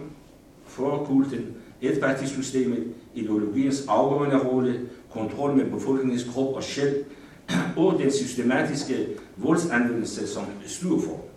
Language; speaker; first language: Danish; non-native, fluent; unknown